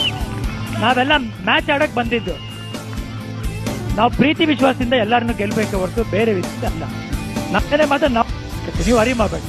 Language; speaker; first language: Kannada; native; Kannada